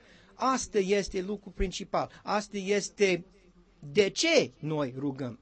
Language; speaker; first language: Romanian; non-native, learner; English